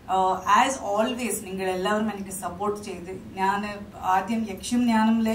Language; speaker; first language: Malayalam; non-native, fluent; Kannada